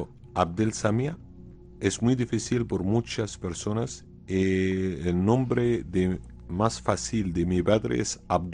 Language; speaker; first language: Spanish; non-native, fluent; Arabic